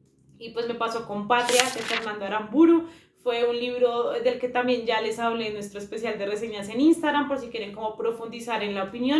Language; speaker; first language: Spanish; native; Spanish